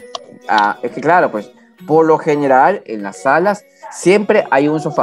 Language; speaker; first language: Spanish; native; Spanish